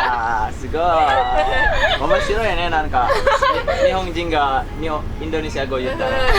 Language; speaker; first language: Japanese; non-native, learner; Indonesian